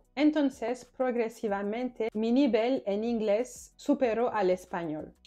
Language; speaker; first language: Spanish; non-native, fluent; French